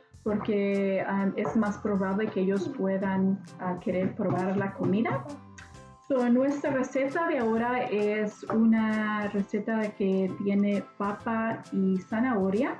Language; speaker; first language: Spanish; early bilingual, other home language; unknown